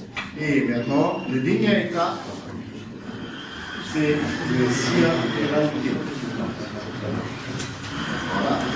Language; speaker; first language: French; non-native, learner; German